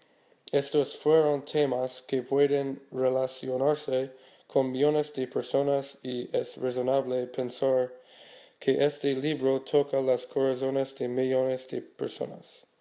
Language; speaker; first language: Spanish; non-native, learner; English